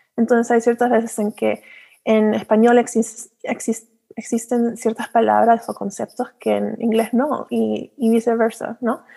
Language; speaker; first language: Spanish; early bilingual, heritage; Spanish